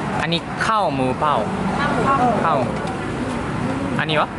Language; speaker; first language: Thai; non-native, learner; Japanese